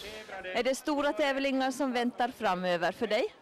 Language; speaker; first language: Swedish; native; Swedish